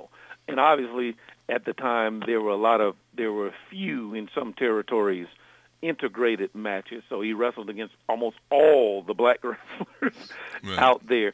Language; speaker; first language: English; native; English